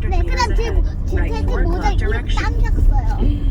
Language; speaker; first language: Korean; early bilingual, other home language; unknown